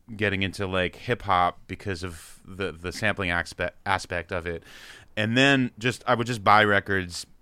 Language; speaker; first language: English; native; English